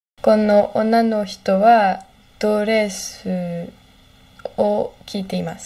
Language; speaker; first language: Japanese; non-native, learner; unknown